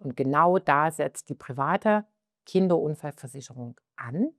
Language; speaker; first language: German; native; German